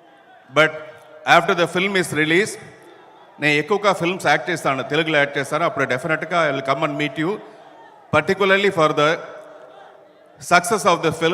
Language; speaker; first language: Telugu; early bilingual, heritage; Telugu